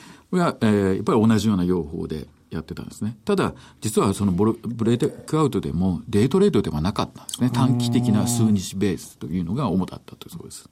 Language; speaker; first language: Japanese; native; Japanese